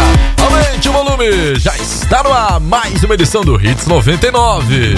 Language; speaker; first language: Portuguese; native; Portuguese